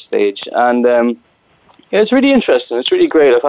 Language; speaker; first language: English; native; English